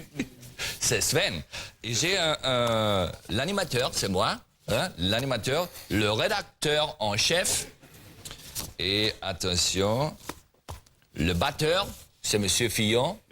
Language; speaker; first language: French; non-native, learner; German